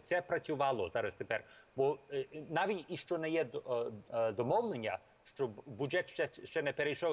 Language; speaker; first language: Ukrainian; early bilingual, heritage; English